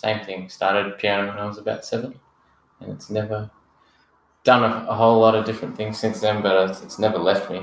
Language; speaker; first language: English; native; English